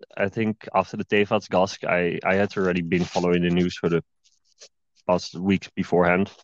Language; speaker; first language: English; non-native, fluent; Dutch